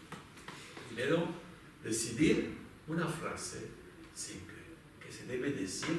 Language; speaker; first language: Spanish; non-native, fluent; French